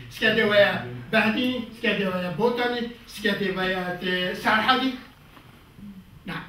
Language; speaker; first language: Danish; non-native, fluent; Kurdish